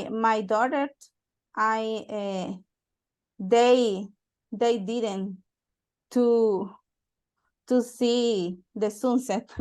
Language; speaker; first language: English; non-native, learner; Spanish